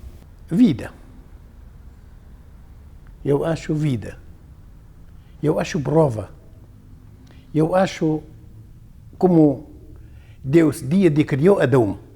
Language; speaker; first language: Portuguese; non-native, learner; Arabic